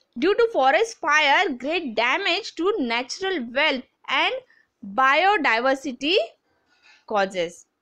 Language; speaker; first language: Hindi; non-native, local second language; Marathi